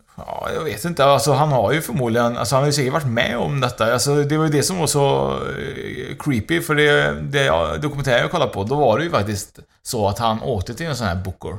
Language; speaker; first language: Swedish; early bilingual, other home language; Spanish